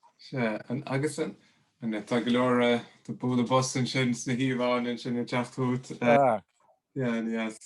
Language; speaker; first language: Irish; native; Irish